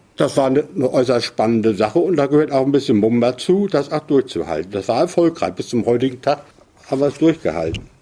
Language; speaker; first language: German; native; German